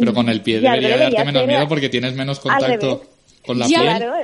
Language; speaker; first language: Spanish; native; Spanish